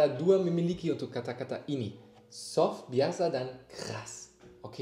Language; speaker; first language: Indonesian; non-native, learner; German